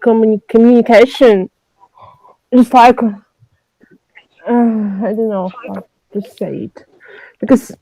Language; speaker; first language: English; non-native, learner; French